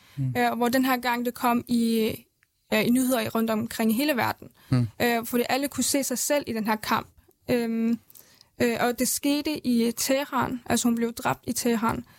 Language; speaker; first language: Danish; early bilingual, other home language; Central Kurdish